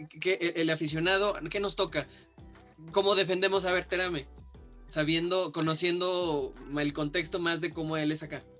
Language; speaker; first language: Spanish; native; Spanish